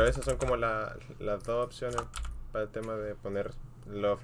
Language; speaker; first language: Spanish; native; Spanish